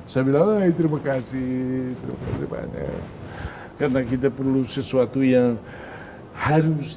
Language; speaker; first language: Indonesian; non-native, fluent; Tetum